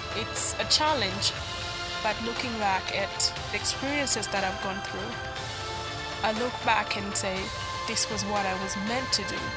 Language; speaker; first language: English; non-native, local second language; Acoli